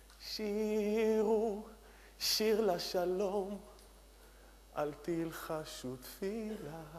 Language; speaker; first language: Hebrew; early bilingual, other home language; Romanian